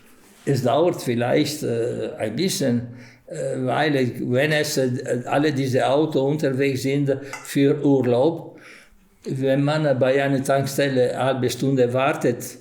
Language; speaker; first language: German; non-native, fluent; Italian